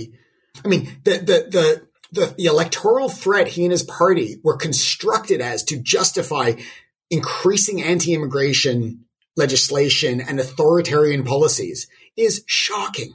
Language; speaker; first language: English; native; English